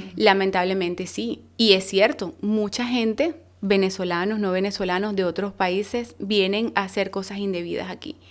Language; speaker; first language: Spanish; native; Spanish